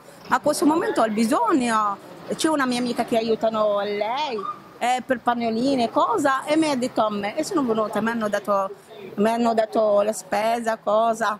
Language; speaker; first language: Italian; non-native, learner; Arabic